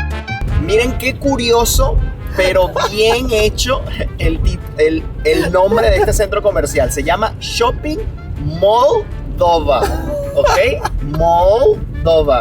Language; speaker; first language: Spanish; native; Spanish